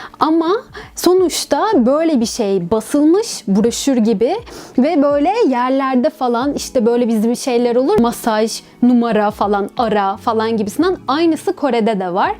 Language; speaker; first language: Turkish; native; Turkish